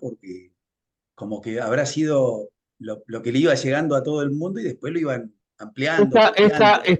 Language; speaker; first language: Spanish; native; Spanish